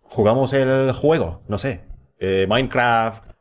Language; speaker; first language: Spanish; non-native, fluent; Indonesian